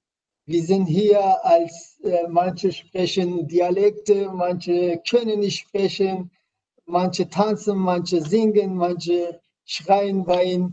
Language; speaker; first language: German; non-native, learner; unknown